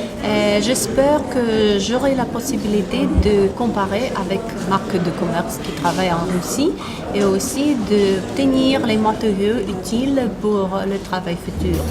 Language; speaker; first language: French; non-native, fluent; Russian